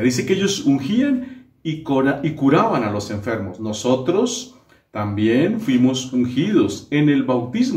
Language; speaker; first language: Spanish; native; Spanish